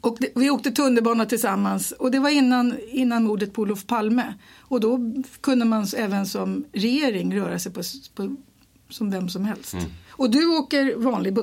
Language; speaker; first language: Swedish; native; Swedish